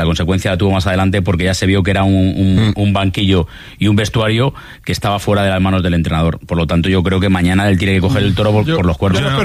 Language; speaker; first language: Spanish; native; Spanish